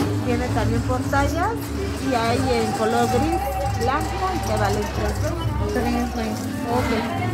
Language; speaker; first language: Spanish; native; Spanish